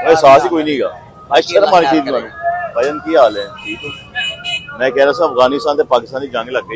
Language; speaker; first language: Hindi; non-native, local second language; Punjabi